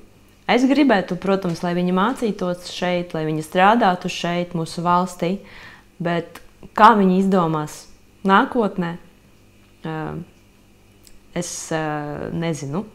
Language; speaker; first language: Latvian; non-native, local second language; Russian